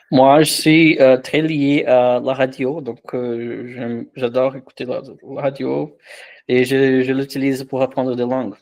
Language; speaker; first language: French; non-native, fluent; Portuguese